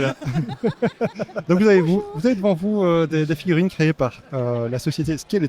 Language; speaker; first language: French; native; French